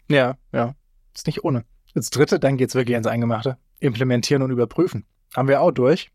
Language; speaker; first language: German; native; German